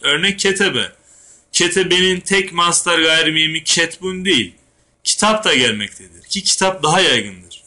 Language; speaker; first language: Turkish; native; Turkish